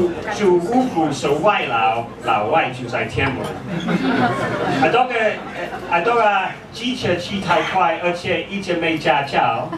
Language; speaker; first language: Chinese; non-native, fluent; English